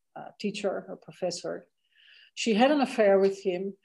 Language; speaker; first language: English; non-native, fluent; Dutch